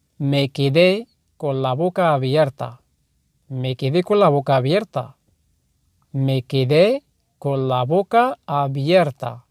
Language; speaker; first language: Spanish; non-native, fluent; Arabic